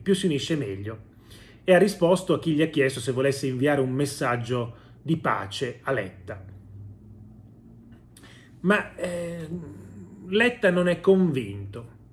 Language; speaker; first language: Italian; native; Italian